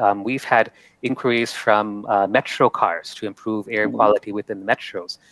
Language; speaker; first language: English; native; English